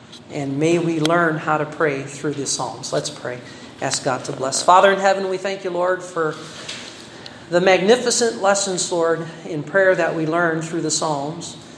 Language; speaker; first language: English; non-native, local second language; Filipino